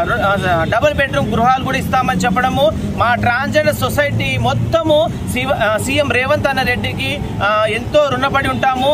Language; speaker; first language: Telugu; native; Telugu